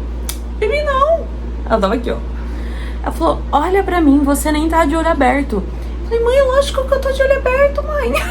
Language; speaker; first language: Portuguese; native; Portuguese